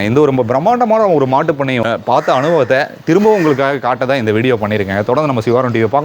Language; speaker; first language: Tamil; native; Tamil